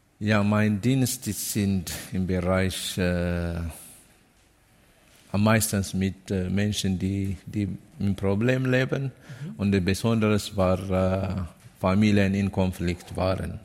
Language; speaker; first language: German; non-native, learner; Amharic